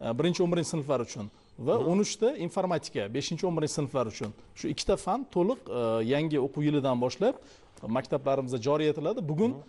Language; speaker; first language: Uzbek; native; Uzbek